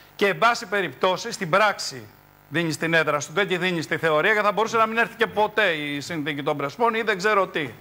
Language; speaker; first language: Greek; native; Greek